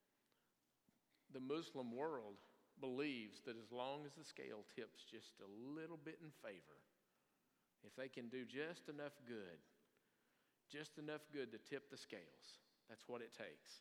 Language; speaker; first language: English; native; English